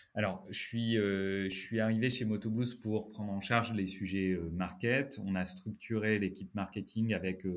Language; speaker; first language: French; native; French